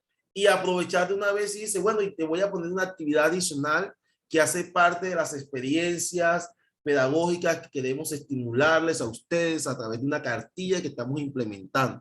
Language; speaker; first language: Spanish; native; Spanish